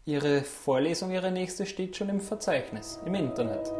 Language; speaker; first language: German; native; German